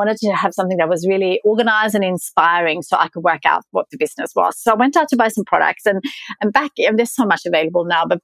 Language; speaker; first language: English; non-native, fluent; Swedish